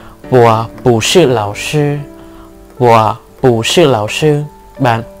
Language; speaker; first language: Chinese; non-native, fluent; Khmer